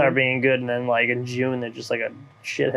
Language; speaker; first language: English; native; English